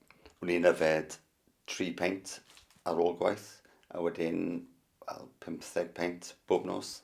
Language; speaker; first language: Welsh; non-native, learner; English